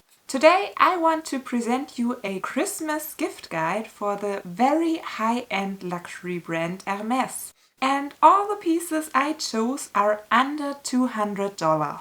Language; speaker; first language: English; non-native, fluent; German